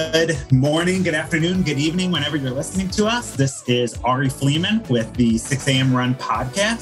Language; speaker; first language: English; native; English